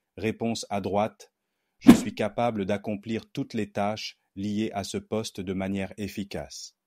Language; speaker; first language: French; non-native, local second language; Haitian Creole